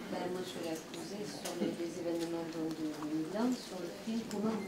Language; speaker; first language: French; native; French